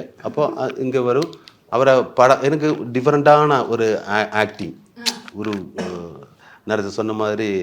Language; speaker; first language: Tamil; non-native, learner; Malayalam